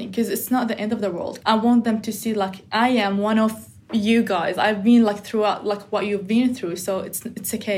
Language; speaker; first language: English; non-native, fluent; Arabic